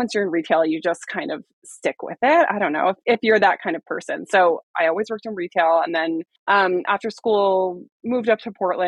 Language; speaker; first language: English; native; English